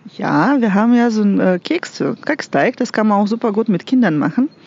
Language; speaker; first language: German; non-native, fluent; Russian